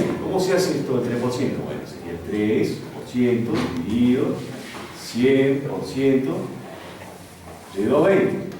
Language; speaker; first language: Spanish; native; Spanish